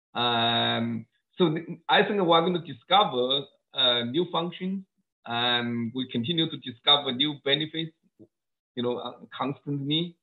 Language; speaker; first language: English; non-native, fluent; Chinese